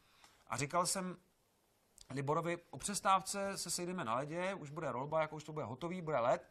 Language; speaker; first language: Czech; native; Czech